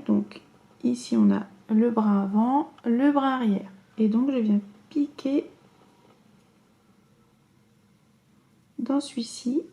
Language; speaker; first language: French; native; French